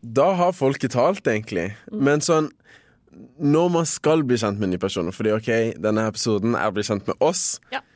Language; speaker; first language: Norwegian; native; Norwegian